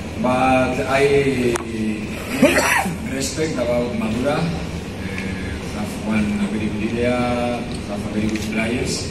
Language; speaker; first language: English; non-native, learner; Spanish